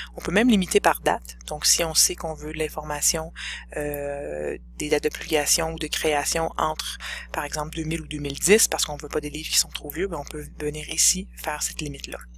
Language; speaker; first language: French; native; French